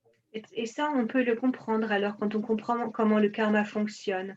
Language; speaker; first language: French; native; French